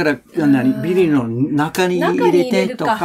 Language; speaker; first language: Japanese; non-native, fluent; English